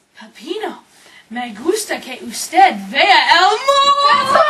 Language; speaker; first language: Spanish; non-native, learner; English